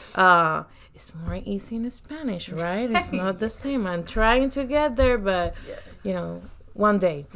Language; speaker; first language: English; non-native, fluent; Spanish